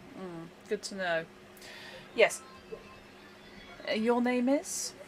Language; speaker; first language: English; native; English